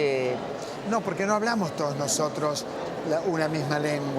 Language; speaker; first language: Spanish; native; Spanish